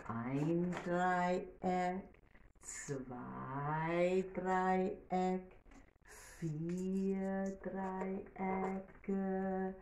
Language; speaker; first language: German; non-native, learner; English